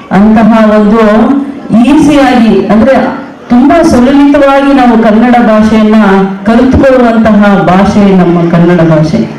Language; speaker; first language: Kannada; native; Kannada